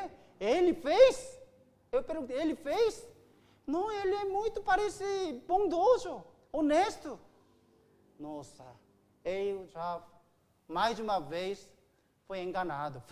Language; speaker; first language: Portuguese; non-native, learner; Korean